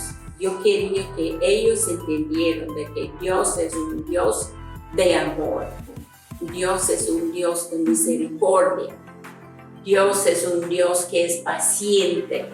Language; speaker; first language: Spanish; non-native, fluent; English